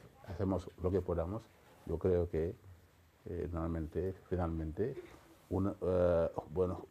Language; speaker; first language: Spanish; non-native, fluent; Wolof